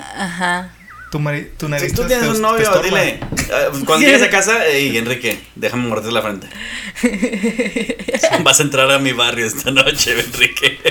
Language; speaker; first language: Spanish; native; Spanish